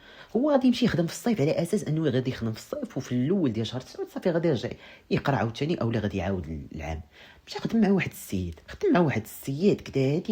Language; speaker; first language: Arabic; native; Arabic